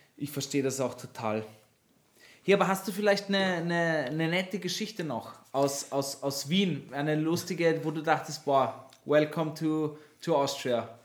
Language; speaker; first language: German; native; German